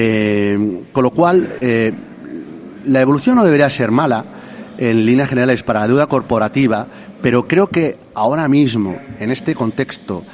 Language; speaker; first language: Spanish; native; Spanish